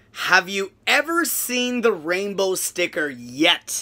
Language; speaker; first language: English; early bilingual, other home language; Japanese